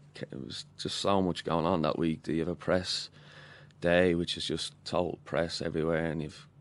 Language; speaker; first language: English; native; English